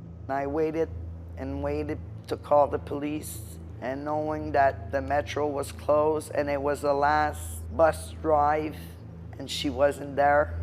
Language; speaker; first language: English; non-native, local second language; French